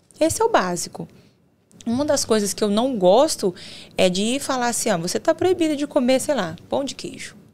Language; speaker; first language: Portuguese; native; Portuguese